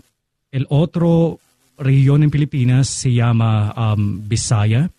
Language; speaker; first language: Spanish; non-native, fluent; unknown